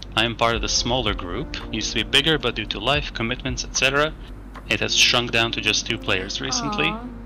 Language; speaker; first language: English; non-native, fluent; Greek